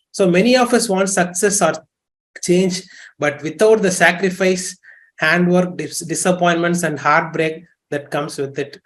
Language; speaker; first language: English; non-native, local second language; Tamil